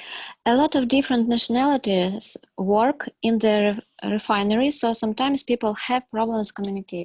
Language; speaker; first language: English; non-native, learner; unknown